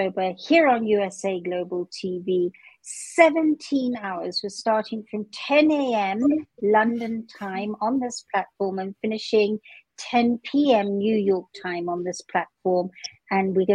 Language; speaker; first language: English; native; English